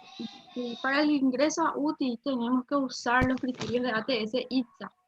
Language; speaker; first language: Spanish; native; Spanish